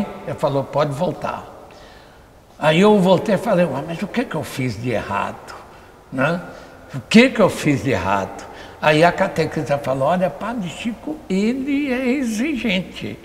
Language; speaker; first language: Portuguese; native; Portuguese